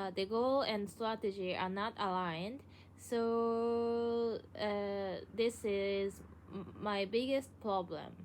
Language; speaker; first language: English; non-native, learner; Japanese